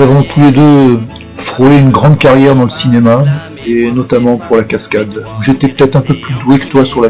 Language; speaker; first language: French; native; French